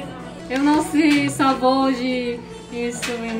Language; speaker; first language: Portuguese; non-native, learner; Korean